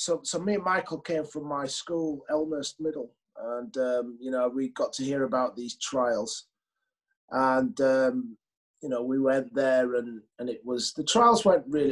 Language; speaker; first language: English; native; English